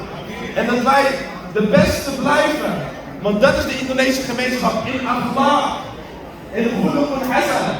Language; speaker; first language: Dutch; early bilingual, other home language; Indonesian